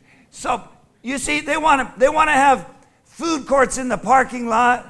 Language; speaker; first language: English; native; English